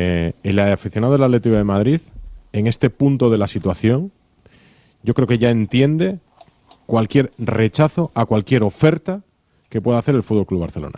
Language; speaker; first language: Spanish; native; Spanish